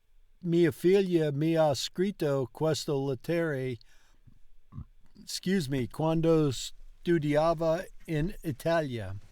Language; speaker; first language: Italian; non-native, learner; English